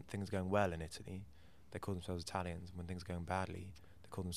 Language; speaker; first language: English; native; English